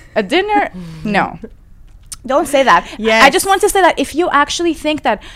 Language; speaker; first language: English; non-native, fluent; Persian